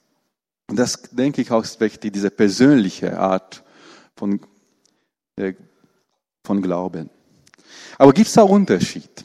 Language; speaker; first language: German; non-native, fluent; Romanian